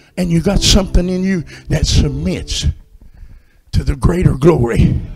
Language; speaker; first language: English; native; English